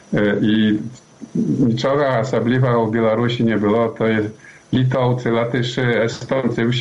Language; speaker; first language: Polish; non-native, learner; Belarusian